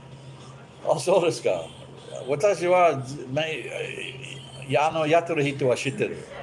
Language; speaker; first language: Japanese; non-native, learner; English